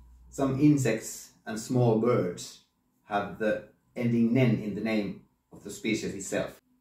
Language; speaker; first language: English; non-native, fluent; Finnish